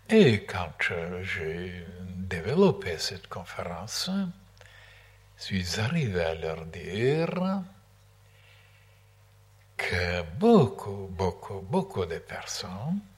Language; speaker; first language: French; non-native, fluent; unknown